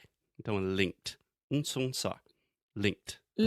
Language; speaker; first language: Portuguese; non-native, fluent; English